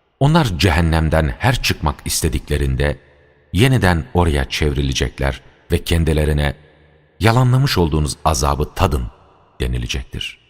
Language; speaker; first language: Turkish; native; Turkish